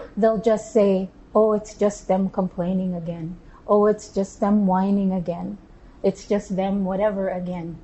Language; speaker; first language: English; native; English